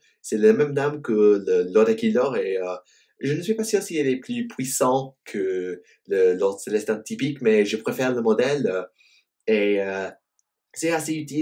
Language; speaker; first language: French; non-native, fluent; English